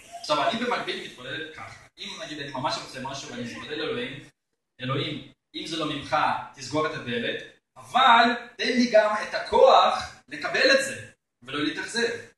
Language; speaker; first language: Hebrew; native; Hebrew